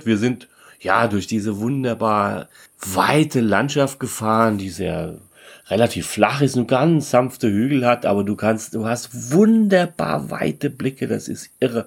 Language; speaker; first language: German; native; German